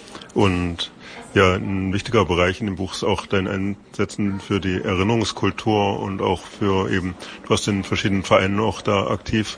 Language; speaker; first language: German; native; German